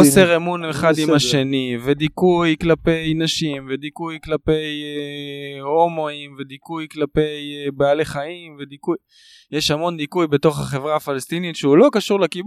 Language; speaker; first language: Hebrew; native; Hebrew